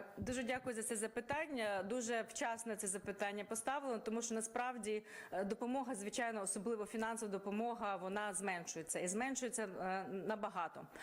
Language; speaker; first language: Ukrainian; native; Ukrainian